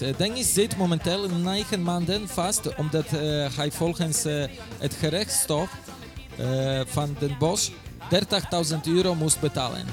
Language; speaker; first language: Dutch; non-native, fluent; Polish